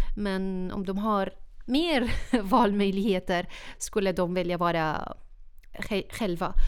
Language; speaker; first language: Swedish; non-native, fluent; Arabic